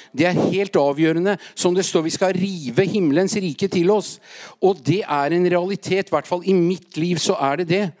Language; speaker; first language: Norwegian; native; Norwegian